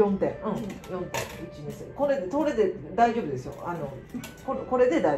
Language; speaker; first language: Japanese; native; Japanese